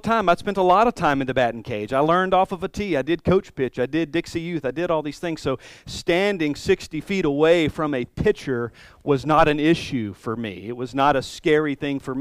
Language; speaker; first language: English; native; English